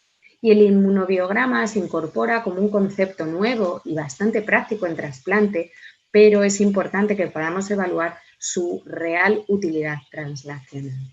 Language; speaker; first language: Spanish; native; Spanish